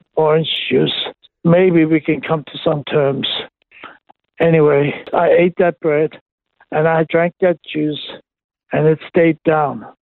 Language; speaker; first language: English; non-native, local second language; Cantonese